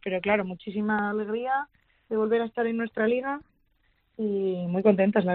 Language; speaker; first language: Spanish; native; Spanish